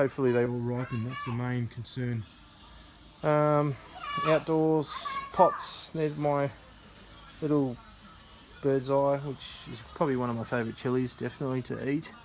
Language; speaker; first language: English; native; English